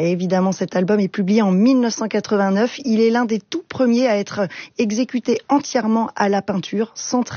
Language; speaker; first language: French; native; French